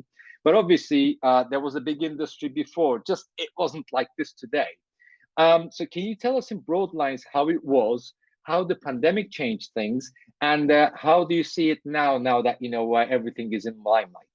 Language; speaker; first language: English; non-native, fluent; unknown